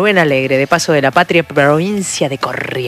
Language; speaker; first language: Spanish; native; Spanish